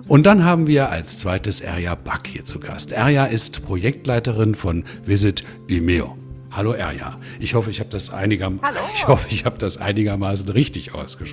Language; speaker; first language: German; native; German